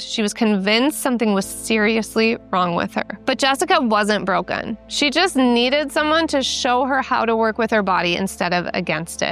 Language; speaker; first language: English; native; English